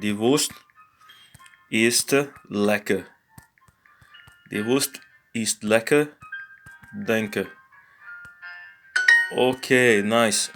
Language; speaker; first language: German; non-native, learner; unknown